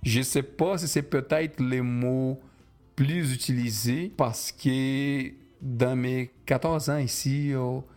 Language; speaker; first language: French; non-native, fluent; Portuguese